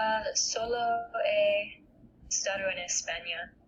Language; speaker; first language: Spanish; non-native, learner; English